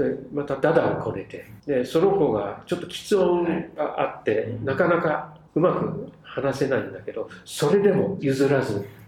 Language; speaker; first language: Japanese; non-native, fluent; English